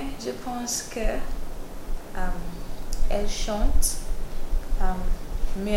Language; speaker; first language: French; non-native, learner; English